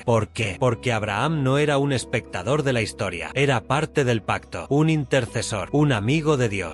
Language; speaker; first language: Spanish; native; Spanish